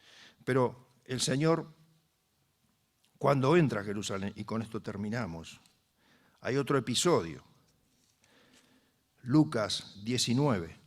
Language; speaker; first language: Spanish; native; Spanish